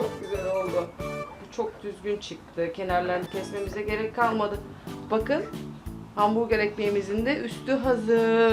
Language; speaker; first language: Turkish; native; Turkish